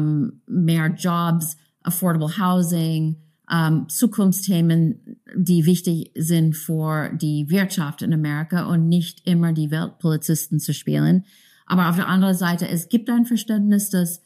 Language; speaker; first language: German; non-native, fluent; English